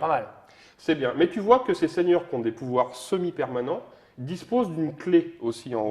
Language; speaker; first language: French; native; French